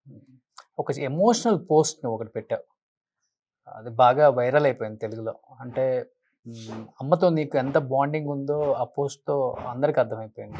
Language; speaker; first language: Telugu; native; Telugu